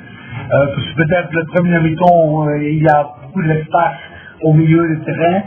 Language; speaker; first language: French; non-native, fluent; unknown